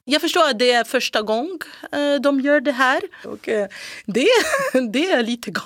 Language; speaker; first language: Swedish; non-native, fluent; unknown